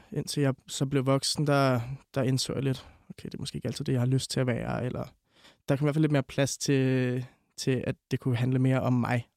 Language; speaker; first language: Danish; native; Danish